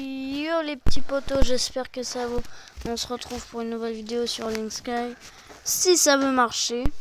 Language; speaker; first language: French; native; French